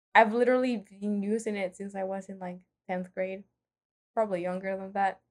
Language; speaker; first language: English; non-native, fluent; Spanish